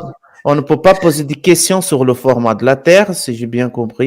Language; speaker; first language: French; non-native, fluent; Portuguese